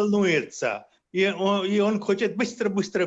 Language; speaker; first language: Russian; non-native, fluent; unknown